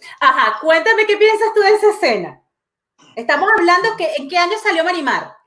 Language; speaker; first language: Spanish; native; Spanish